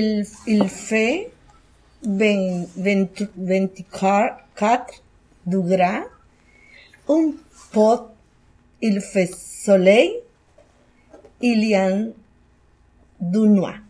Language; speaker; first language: French; non-native, learner; Spanish